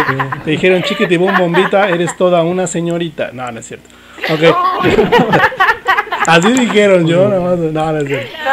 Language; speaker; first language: Spanish; native; Spanish